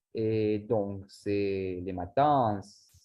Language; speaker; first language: French; non-native, learner; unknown